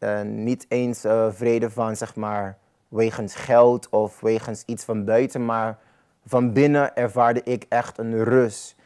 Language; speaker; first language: Dutch; non-native, local second language; Papiamento